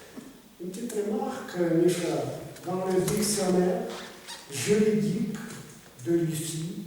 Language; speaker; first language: French; non-native, fluent; Russian